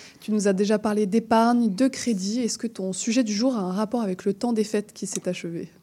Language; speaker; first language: French; native; French